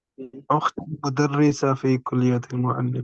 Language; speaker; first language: Arabic; non-native, learner; Urdu